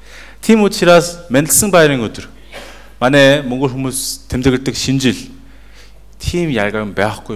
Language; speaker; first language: Mongolian; non-native, fluent; Korean